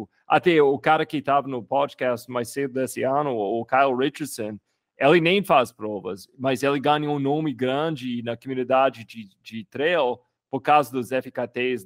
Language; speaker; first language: Portuguese; non-native, fluent; English